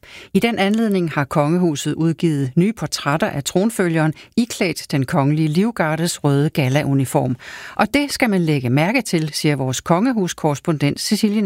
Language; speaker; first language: Danish; native; Danish